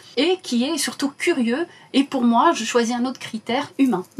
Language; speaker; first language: French; non-native, local second language; Arabic